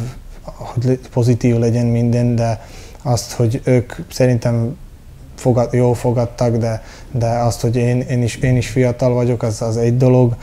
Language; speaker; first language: Hungarian; early bilingual, heritage; Hungarian